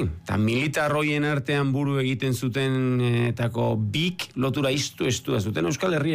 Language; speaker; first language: Basque; native; Basque